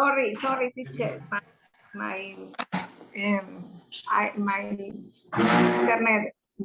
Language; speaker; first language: English; non-native, learner; Spanish